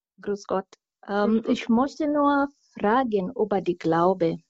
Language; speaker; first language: German; non-native, fluent; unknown